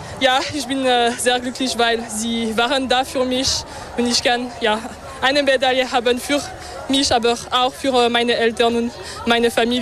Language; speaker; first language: German; non-native, local second language; French